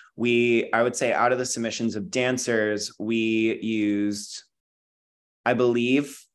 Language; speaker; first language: English; native; English